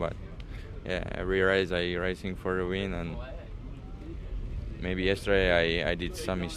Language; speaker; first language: English; non-native, learner; Slovak